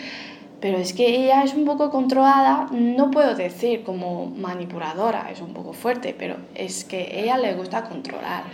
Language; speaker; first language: Spanish; non-native, fluent; Chinese